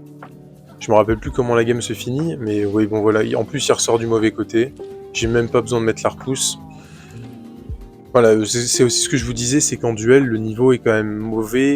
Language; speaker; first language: French; native; French